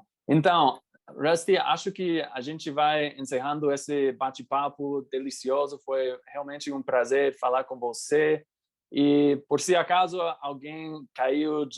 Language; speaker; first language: Portuguese; non-native, fluent; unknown